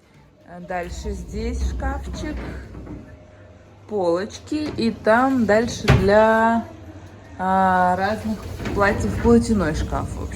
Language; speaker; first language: Russian; native; Russian